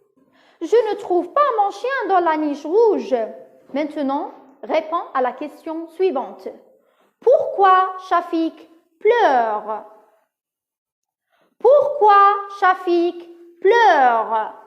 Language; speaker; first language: French; non-native, local second language; Arabic